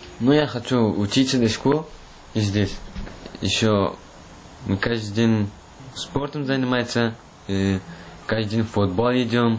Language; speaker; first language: Russian; non-native, learner; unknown